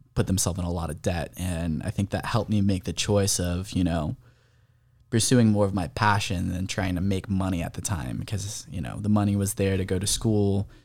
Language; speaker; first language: English; early bilingual, other home language; Filipino